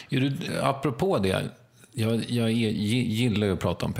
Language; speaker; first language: Swedish; native; Swedish